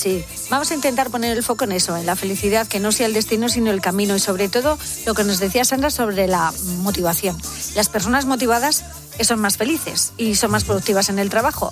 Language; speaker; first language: Spanish; native; Spanish